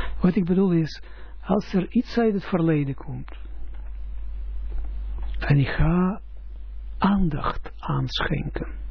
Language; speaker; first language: Dutch; non-native, fluent; Russian